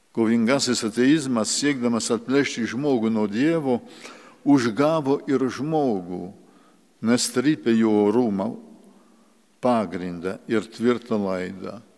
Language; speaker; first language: Lithuanian; early bilingual, heritage; Lithuanian